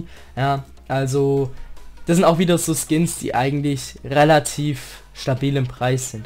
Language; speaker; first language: German; native; German